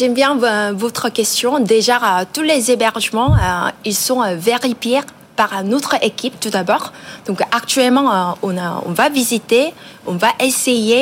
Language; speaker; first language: French; non-native, learner; Korean